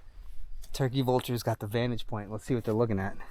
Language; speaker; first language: English; native; English